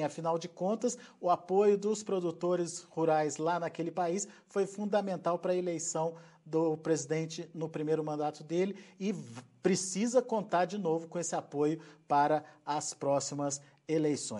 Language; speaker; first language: Portuguese; native; Portuguese